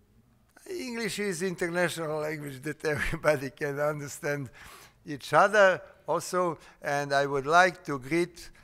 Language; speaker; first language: English; non-native, fluent; Serbian